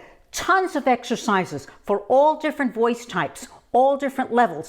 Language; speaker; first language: English; native; English